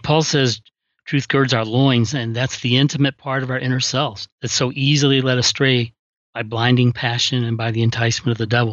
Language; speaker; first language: English; native; English